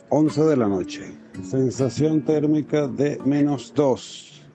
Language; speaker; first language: Spanish; native; Spanish